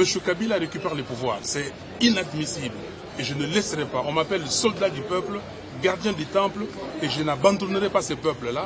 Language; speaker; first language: French; non-native, local second language; Lingala